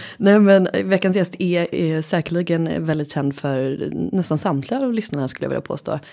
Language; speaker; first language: Swedish; native; Swedish